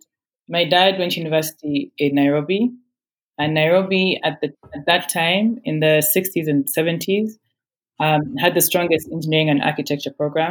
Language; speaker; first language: English; non-native, local second language; Ganda